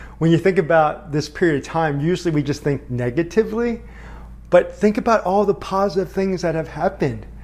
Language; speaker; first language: English; early bilingual, other home language; Korean